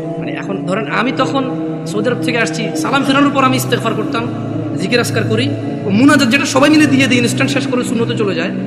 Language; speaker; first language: Bangla; early bilingual, heritage; Bangla